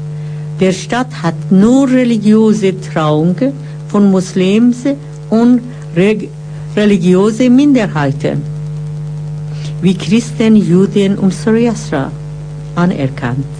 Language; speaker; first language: German; non-native, fluent; Persian